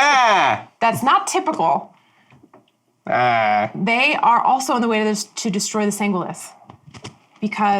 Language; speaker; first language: English; native; English